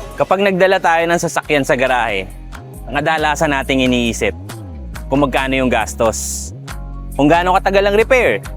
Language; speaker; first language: Filipino; native; Filipino